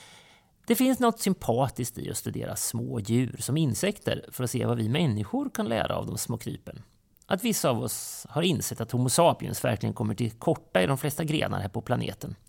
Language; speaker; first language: Swedish; native; Swedish